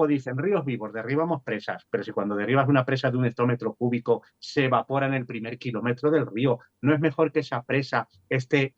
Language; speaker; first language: Spanish; native; Spanish